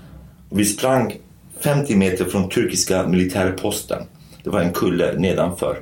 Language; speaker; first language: Swedish; non-native, fluent; Kurdish